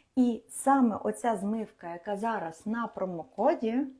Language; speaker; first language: Ukrainian; non-native, local second language; Russian